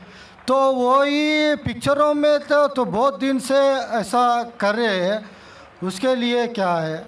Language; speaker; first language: Hindi; non-native, local second language; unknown